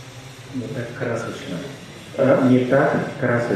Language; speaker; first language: Russian; native; Russian